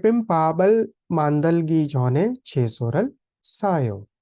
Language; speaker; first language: Korean; non-native, fluent; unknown